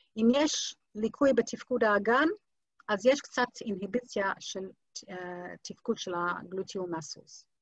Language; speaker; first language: Hebrew; native; Hebrew